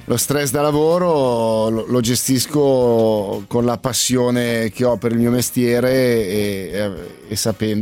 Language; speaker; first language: Italian; native; Italian